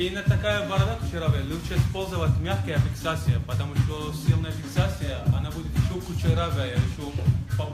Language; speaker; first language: Russian; non-native, local second language; Georgian